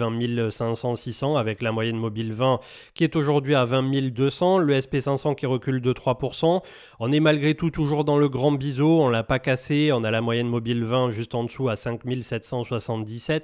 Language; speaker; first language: French; native; French